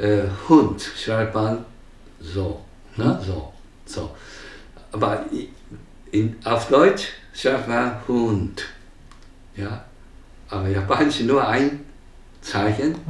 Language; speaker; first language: German; non-native, fluent; Japanese